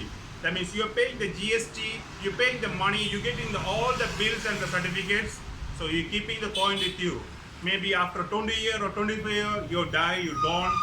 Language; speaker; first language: English; non-native, local second language; Malayalam